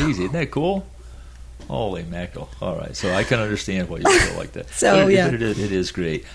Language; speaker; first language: English; native; English